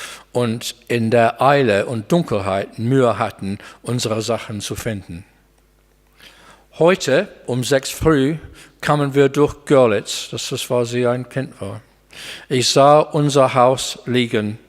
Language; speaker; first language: German; non-native, fluent; English